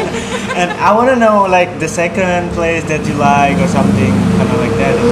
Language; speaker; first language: English; non-native, learner; Indonesian